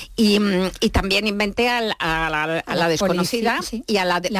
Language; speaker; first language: Spanish; native; Spanish